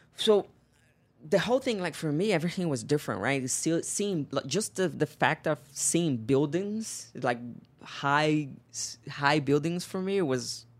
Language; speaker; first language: English; non-native, fluent; Portuguese